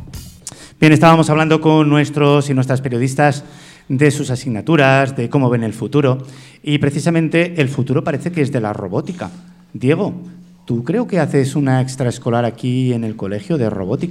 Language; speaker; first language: Spanish; native; Spanish